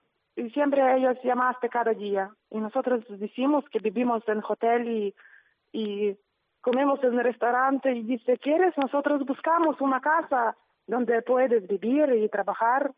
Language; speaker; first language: Spanish; non-native, learner; Ukrainian